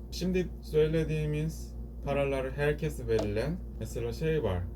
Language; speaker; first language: Turkish; non-native, learner; Korean